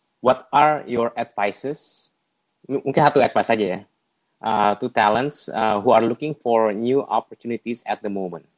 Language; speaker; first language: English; non-native, fluent; Indonesian